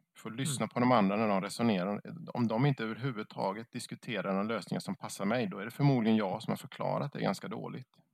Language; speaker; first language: Swedish; native; Swedish